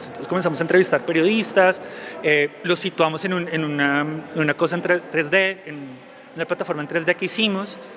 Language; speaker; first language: Spanish; native; Spanish